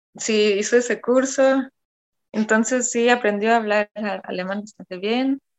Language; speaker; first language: Spanish; non-native, fluent; German